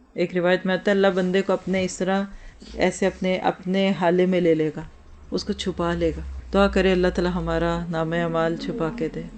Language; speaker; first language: Urdu; native; Urdu